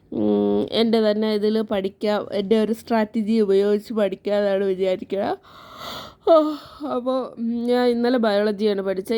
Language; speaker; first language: Malayalam; native; Malayalam